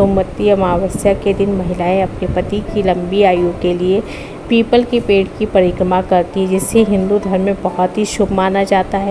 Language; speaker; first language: Hindi; native; Hindi